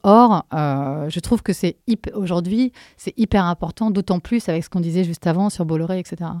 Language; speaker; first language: French; native; French